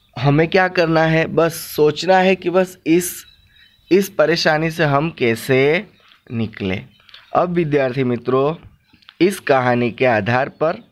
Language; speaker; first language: Hindi; non-native, local second language; Gujarati